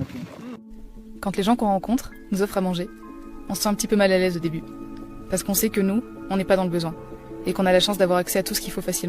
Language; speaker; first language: French; native; French